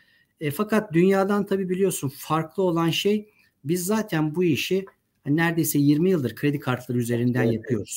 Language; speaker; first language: Turkish; native; Turkish